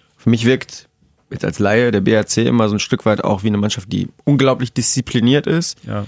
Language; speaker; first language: German; native; German